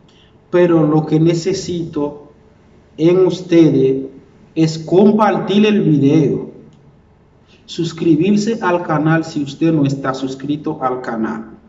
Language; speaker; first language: Spanish; non-native, fluent; Haitian Creole